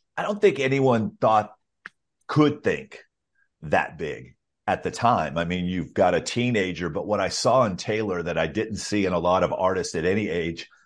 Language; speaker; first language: English; native; English